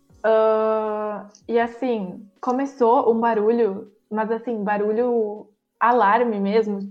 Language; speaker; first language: Portuguese; native; Portuguese